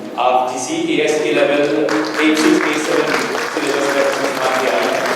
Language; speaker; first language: Hindi; non-native, local second language; Morisyen